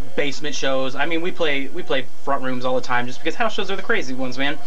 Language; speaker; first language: English; native; English